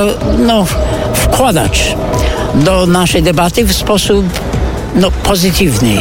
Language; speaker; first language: Polish; non-native, fluent; English